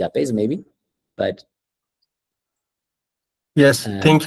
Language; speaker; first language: English; non-native, learner; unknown